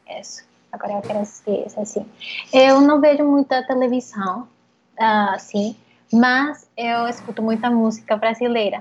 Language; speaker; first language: Portuguese; non-native, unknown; Spanish